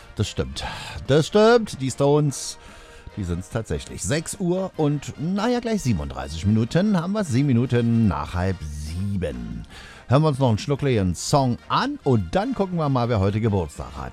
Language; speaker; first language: German; native; German